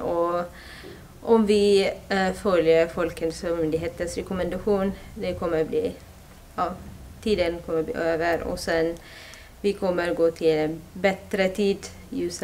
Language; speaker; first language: Swedish; non-native, fluent; Amharic